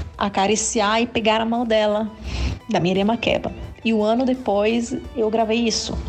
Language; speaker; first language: Portuguese; non-native, fluent; Italian